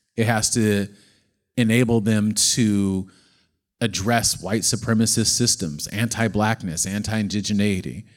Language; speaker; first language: English; native; English